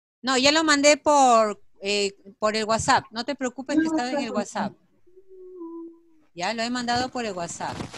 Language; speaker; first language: Spanish; native; Spanish